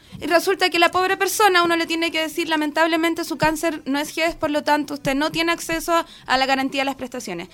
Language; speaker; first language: Spanish; native; Spanish